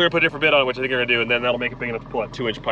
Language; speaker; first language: English; native; English